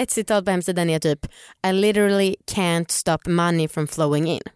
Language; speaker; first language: Swedish; native; Swedish